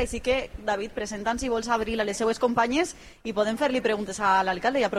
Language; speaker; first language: Catalan; native; Catalan